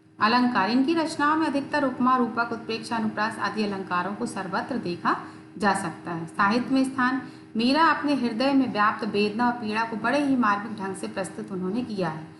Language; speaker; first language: Hindi; native; Hindi